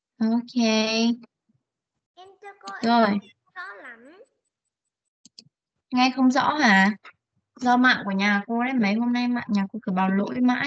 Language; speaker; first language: Vietnamese; native; Vietnamese